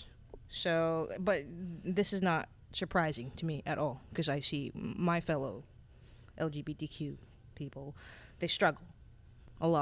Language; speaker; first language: English; non-native, local second language; Filipino